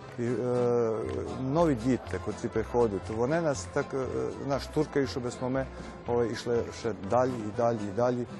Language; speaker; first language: Ukrainian; early bilingual, heritage; Ukrainian